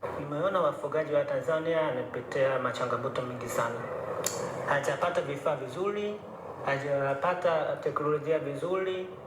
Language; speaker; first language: Swahili; non-native, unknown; Chinese